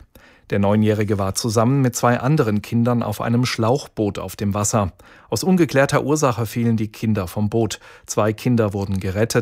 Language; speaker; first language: German; native; German